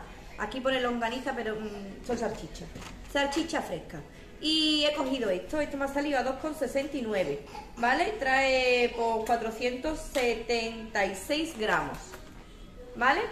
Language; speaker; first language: Spanish; native; Spanish